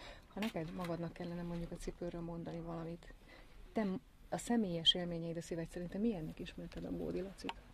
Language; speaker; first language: Hungarian; native; Hungarian